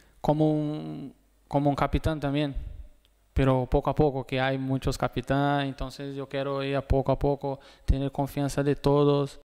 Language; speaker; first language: Spanish; non-native, learner; Portuguese